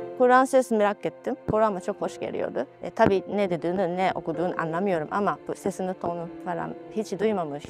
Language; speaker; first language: Turkish; non-native, fluent; Japanese